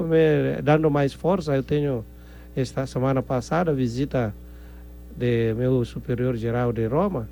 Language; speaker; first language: Portuguese; non-native, fluent; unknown